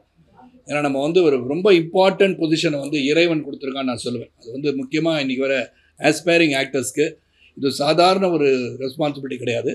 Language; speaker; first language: Tamil; native; Tamil